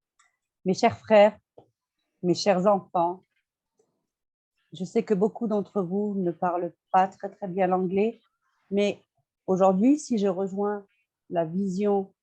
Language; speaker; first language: French; non-native, fluent; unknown